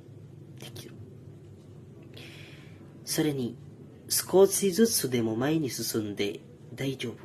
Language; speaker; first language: Japanese; non-native, learner; Indonesian